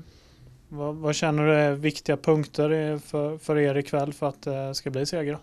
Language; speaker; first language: Swedish; native; Swedish